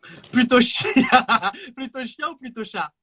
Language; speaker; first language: French; native; French